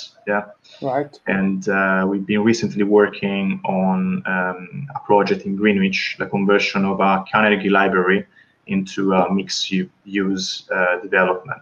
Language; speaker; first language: English; non-native, fluent; Italian